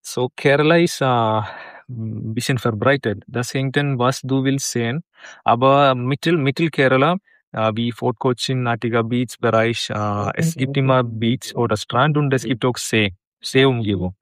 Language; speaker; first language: German; non-native, learner; Malayalam